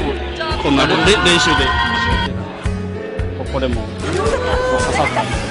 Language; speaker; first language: Japanese; native; Japanese